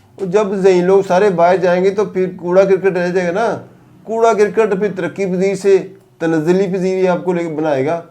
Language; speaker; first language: Urdu; non-native, local second language; Punjabi